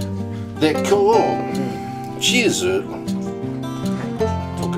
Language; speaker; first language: Japanese; non-native, learner; English